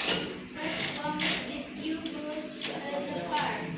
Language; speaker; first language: English; non-native, learner; Indonesian